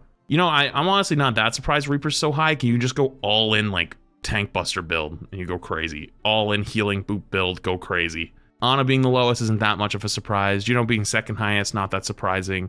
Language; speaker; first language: English; native; English